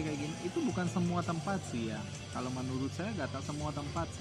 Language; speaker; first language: Indonesian; non-native, fluent; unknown